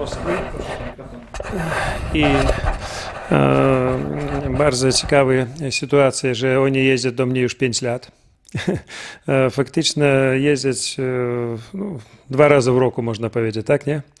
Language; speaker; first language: Polish; non-native, learner; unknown